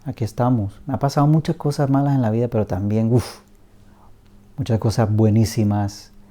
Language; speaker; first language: Spanish; early bilingual, other home language; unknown